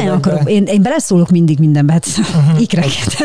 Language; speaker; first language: Hungarian; native; Hungarian